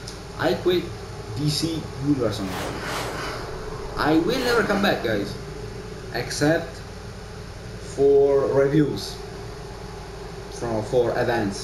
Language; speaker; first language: English; non-native, learner; Italian